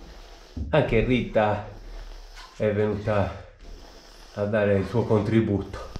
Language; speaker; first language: Italian; native; Italian